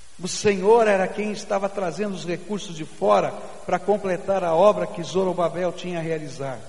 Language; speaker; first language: Portuguese; native; Portuguese